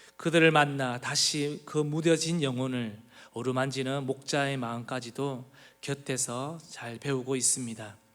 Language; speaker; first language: Korean; native; Korean